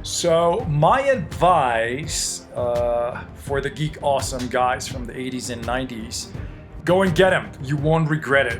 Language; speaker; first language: English; non-native, fluent; Spanish